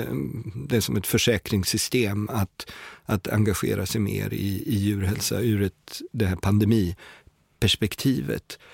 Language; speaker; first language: Swedish; native; Swedish